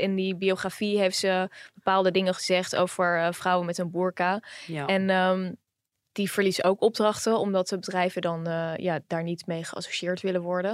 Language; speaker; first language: Dutch; native; Dutch